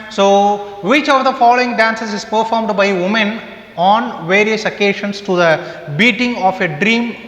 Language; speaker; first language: English; non-native, local second language; Tamil